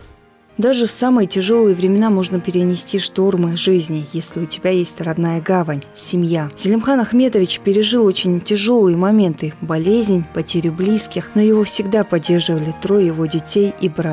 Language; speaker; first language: Russian; native; Russian